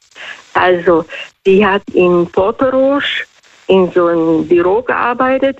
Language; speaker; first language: German; non-native, fluent; Slovenian